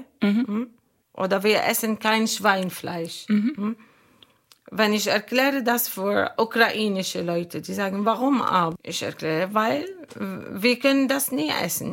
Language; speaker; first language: German; non-native, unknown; Arabic